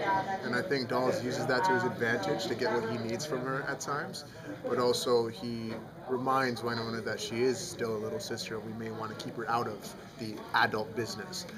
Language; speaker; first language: English; native; English